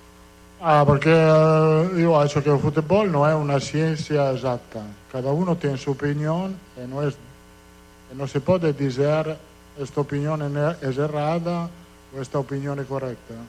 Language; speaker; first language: Portuguese; non-native, fluent; Italian